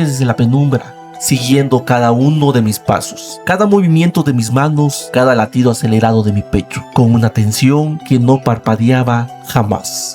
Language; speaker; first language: Spanish; native; Spanish